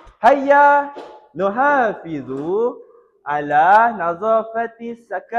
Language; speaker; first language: Arabic; non-native, fluent; Malay